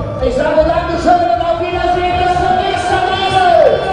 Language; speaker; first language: German; native; German